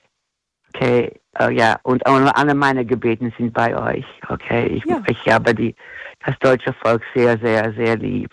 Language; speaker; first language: German; non-native, fluent; English